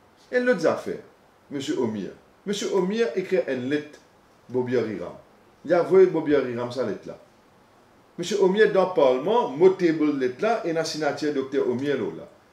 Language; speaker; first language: French; non-native, local second language; Morisyen